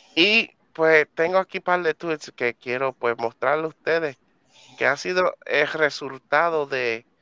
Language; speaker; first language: Spanish; native; Spanish